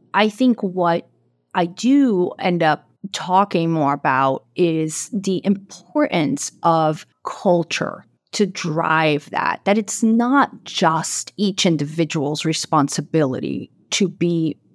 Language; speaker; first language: English; non-native, fluent; Portuguese